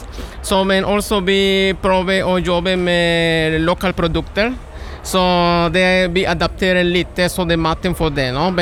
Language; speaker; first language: Norwegian; non-native, learner; Spanish